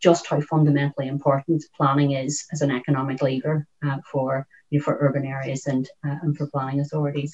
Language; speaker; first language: English; native; English